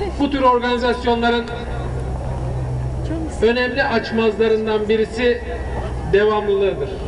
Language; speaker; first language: Turkish; native; Turkish